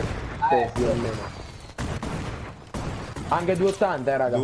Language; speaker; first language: Italian; native; Italian